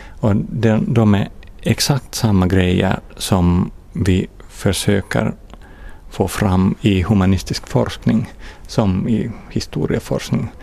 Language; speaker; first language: Swedish; non-native, fluent; Finnish